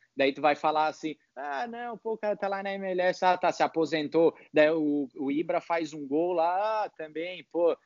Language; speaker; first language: Portuguese; native; Portuguese